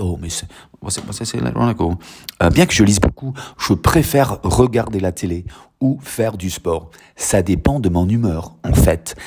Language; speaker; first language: French; non-native, fluent; English